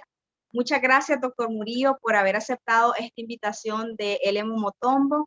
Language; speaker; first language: Spanish; native; Spanish